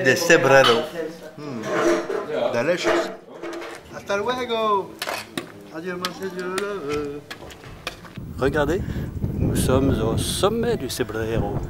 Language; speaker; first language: French; native; French